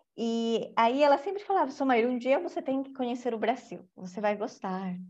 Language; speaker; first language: Portuguese; non-native, fluent; Spanish